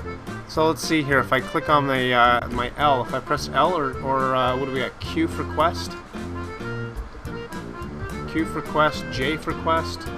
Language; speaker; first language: English; native; English